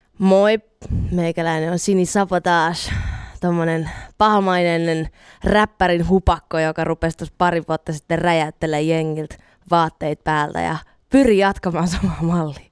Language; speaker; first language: Finnish; native; Finnish